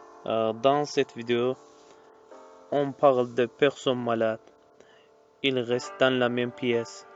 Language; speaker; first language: French; non-native, fluent; Azerbaijani